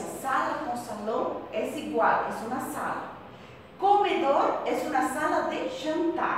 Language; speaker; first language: Portuguese; non-native, fluent; Spanish